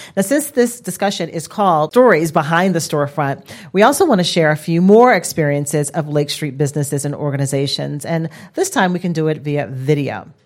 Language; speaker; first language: English; native; English